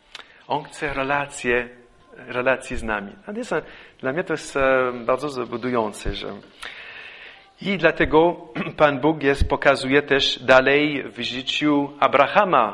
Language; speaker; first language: Polish; non-native, fluent; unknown